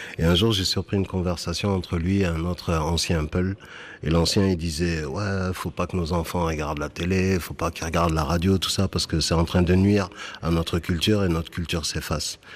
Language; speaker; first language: French; early bilingual, other home language; Fula